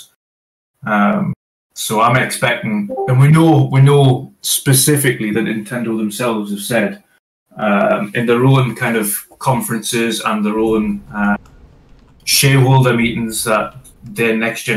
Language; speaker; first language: English; native; English